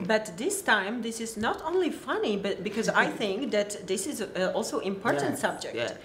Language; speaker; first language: English; non-native, learner; Polish